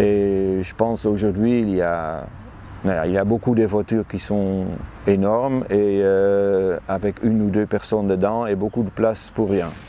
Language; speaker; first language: French; non-native, fluent; Dutch